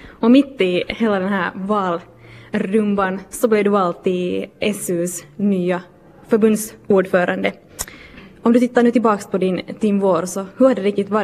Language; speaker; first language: Swedish; native; Swedish